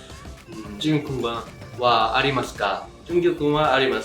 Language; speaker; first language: Japanese; non-native, learner; Korean